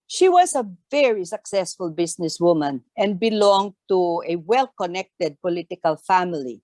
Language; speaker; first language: English; non-native, local second language; Tausug